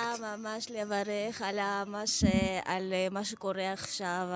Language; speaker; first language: Hebrew; non-native, fluent; Ukrainian